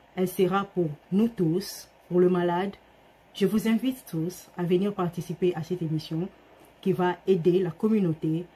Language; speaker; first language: French; non-native, local second language; Lingala